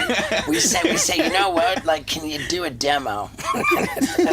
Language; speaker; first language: English; native; English